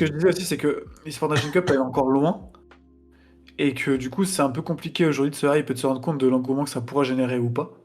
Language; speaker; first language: French; native; French